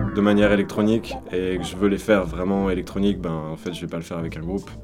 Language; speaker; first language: French; native; French